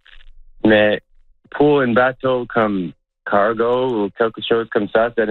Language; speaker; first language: French; non-native, local second language; English